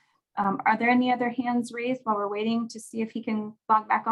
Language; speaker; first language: English; native; English